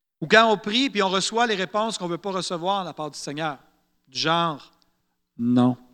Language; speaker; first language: French; native; French